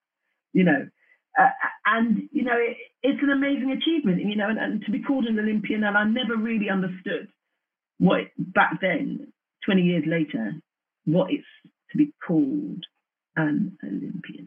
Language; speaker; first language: English; native; English